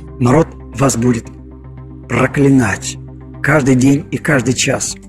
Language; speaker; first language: Russian; native; Russian